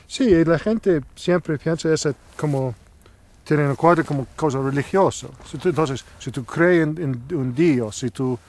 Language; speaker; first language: Spanish; non-native, learner; English